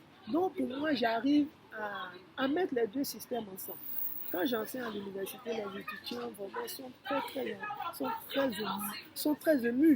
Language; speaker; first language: French; non-native, fluent; Yoruba